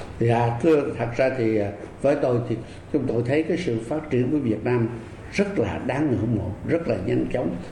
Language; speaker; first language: Vietnamese; native; Vietnamese